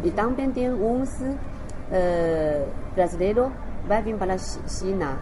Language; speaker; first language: Portuguese; non-native, learner; Chinese